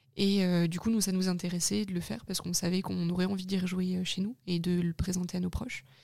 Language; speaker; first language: French; native; French